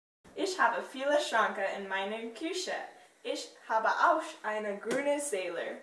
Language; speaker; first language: German; non-native, learner; English